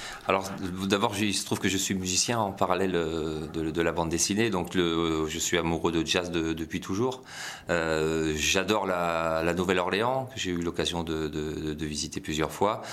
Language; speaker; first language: French; native; French